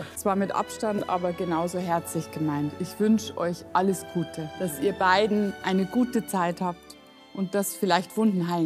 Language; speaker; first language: German; native; German